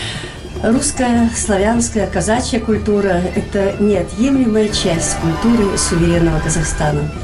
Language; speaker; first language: Russian; native; Russian